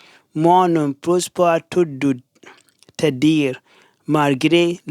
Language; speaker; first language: French; non-native, learner; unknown